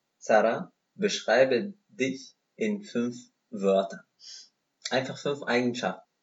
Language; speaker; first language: German; non-native, fluent; Arabic